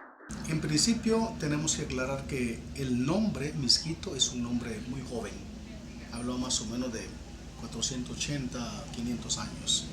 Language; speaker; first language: Spanish; non-native, local second language; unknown